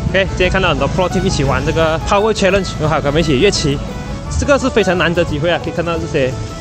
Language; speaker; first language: Chinese; native; Chinese